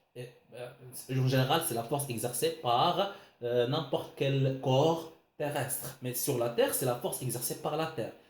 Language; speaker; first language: French; non-native, local second language; Arabic